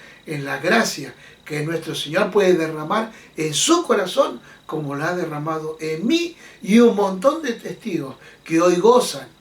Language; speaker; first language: Spanish; native; Spanish